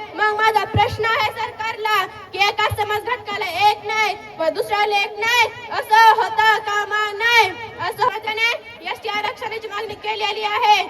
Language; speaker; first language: Marathi; non-native, local second language; Lambadi